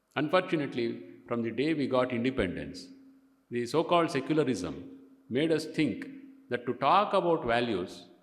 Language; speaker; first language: English; non-native, local second language; Kannada